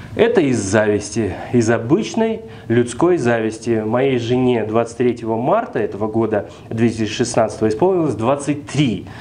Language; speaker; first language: Russian; native; Russian